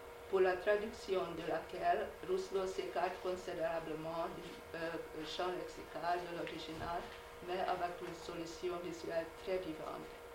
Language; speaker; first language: French; non-native, fluent; Hungarian